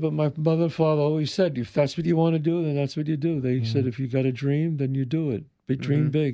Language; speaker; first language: English; native; English